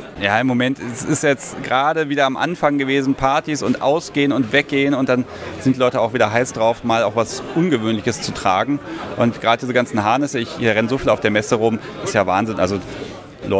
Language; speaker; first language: German; native; German